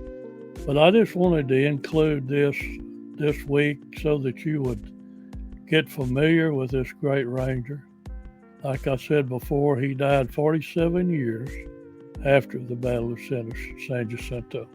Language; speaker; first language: English; native; English